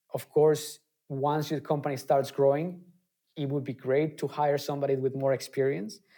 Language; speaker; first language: English; non-native, fluent; Spanish